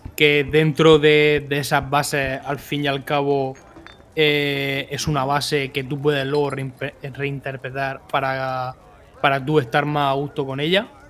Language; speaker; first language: Spanish; native; Spanish